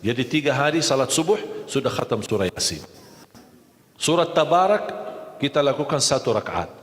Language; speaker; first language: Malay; non-native, fluent; Arabic